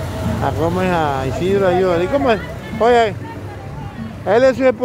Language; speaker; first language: Spanish; native; Spanish